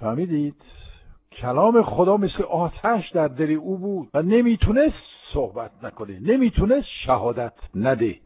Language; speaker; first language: Persian; non-native, fluent; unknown